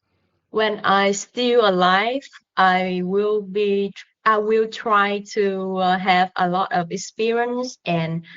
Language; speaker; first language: English; non-native, learner; Vietnamese